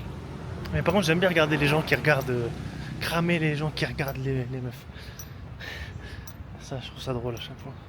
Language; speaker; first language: French; native; French